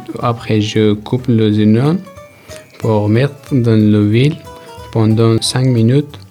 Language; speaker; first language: French; non-native, learner; Persian